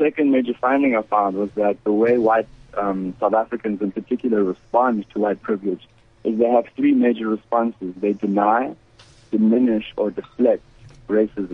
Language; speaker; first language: English; native; English